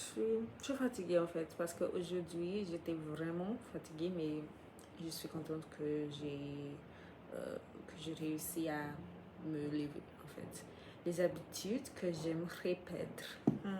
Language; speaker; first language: French; non-native, fluent; English